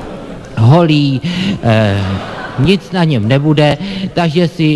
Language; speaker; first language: Czech; native; Czech